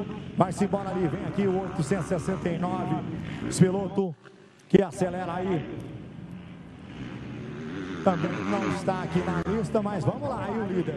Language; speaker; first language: Portuguese; native; Portuguese